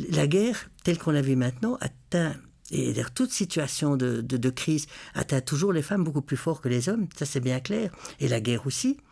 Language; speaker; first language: French; native; French